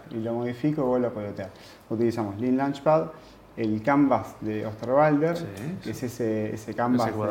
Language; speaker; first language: Spanish; native; Spanish